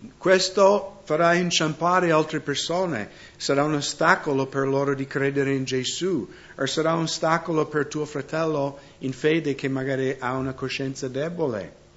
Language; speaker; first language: Italian; non-native, fluent; English